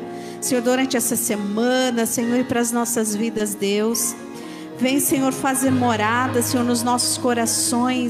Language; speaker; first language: Portuguese; native; Portuguese